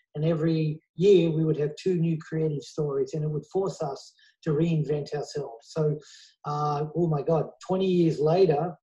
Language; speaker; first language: English; native; English